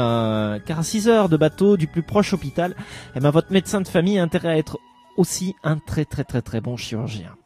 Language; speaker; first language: French; native; French